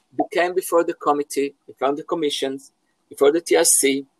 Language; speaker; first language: English; non-native, fluent; Hebrew